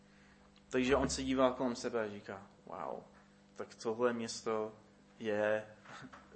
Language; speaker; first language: Czech; non-native, fluent; English